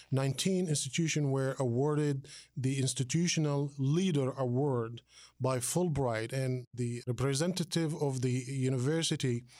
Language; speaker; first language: English; non-native, fluent; Arabic